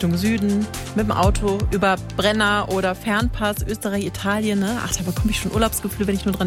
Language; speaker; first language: German; native; German